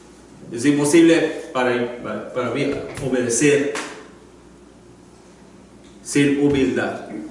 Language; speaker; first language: Spanish; non-native, learner; English